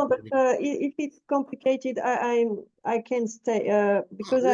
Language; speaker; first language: English; non-native, learner; Portuguese